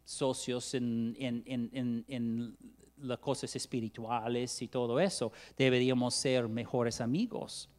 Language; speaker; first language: Spanish; non-native, fluent; English